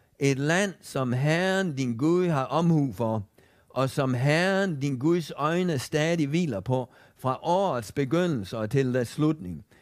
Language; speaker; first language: Danish; native; Danish